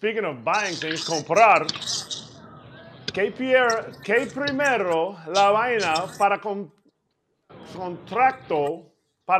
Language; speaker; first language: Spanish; non-native, learner; English